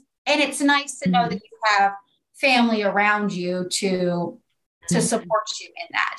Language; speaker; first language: English; native; English